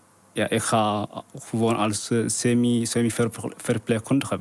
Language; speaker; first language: Dutch; non-native, learner; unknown